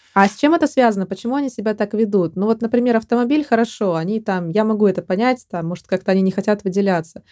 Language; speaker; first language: Russian; native; Russian